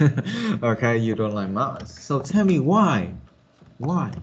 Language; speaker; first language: English; non-native, fluent; Vietnamese